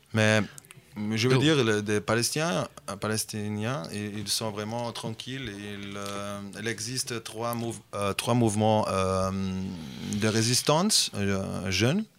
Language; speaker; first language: French; non-native, fluent; Bosnian